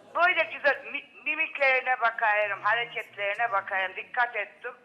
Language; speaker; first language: Turkish; native; Turkish